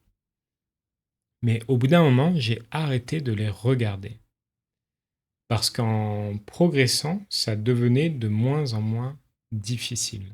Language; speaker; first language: French; native; French